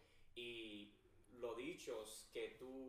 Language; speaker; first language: Spanish; early bilingual, heritage; English